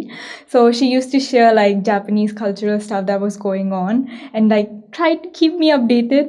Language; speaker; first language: English; non-native, local second language; Hindi